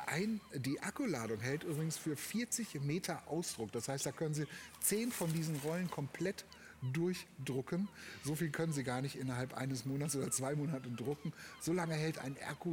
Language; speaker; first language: German; native; German